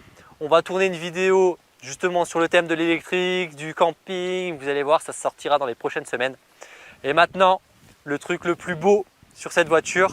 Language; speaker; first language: French; native; French